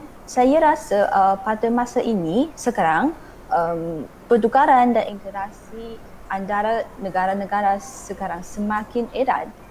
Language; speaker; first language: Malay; non-native, fluent; Chinese